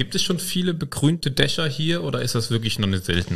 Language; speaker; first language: German; native; German